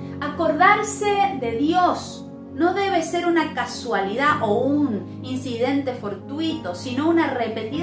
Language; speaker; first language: Spanish; native; Spanish